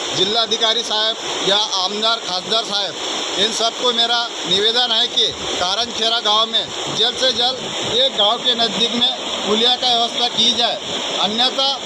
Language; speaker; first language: Hindi; non-native, local second language; Marathi